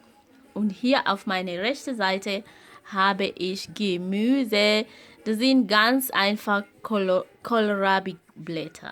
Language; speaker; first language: German; non-native, fluent; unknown